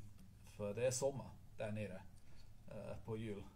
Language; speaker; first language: Swedish; non-native, learner; English